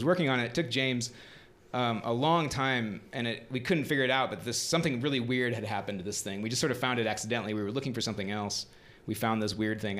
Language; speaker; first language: English; native; English